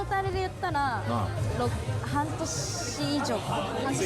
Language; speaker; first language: Japanese; native; Japanese